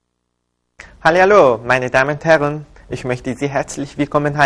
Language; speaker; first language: German; non-native, fluent; Korean